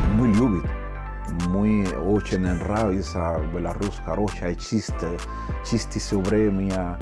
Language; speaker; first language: Russian; non-native, learner; Spanish